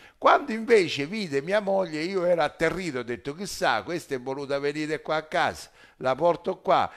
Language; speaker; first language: Italian; native; Italian